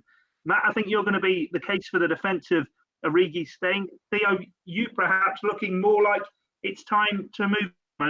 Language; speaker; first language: English; native; English